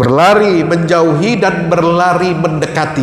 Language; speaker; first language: Indonesian; native; Indonesian